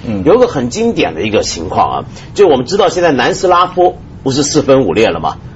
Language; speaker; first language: Chinese; non-native, local second language; Cantonese